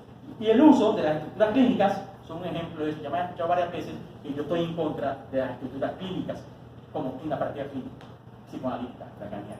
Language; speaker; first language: Spanish; native; Spanish